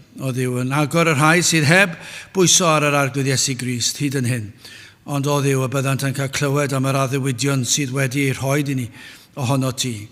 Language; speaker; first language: Welsh; native; Welsh